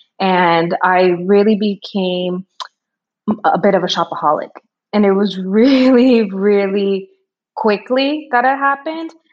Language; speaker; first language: English; early bilingual, other home language; Spanish